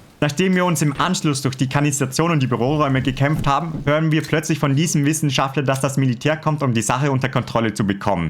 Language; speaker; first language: German; native; German